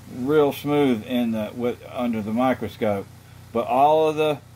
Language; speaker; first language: English; native; English